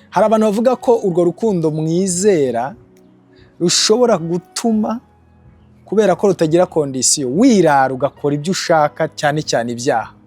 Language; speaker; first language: Kinyarwanda; native; Kinyarwanda